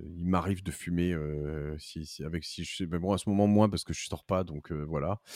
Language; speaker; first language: French; native; French